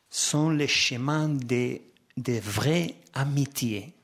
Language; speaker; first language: French; non-native, fluent; Spanish